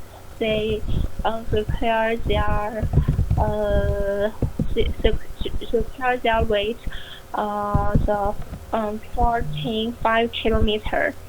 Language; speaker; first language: English; non-native, learner; Chinese